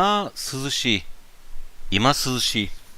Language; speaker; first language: Japanese; non-native, learner; German